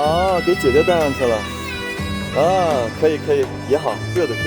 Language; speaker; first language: Chinese; native; Chinese